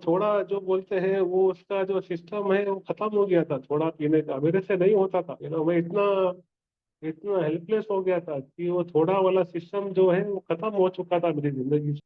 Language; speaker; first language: Hindi; native; Hindi